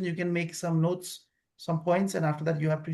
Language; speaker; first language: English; non-native, fluent; Nepali